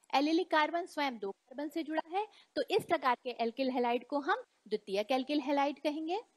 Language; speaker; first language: Hindi; native; Hindi